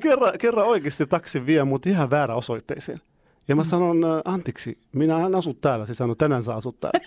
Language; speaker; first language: Finnish; non-native, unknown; Arabic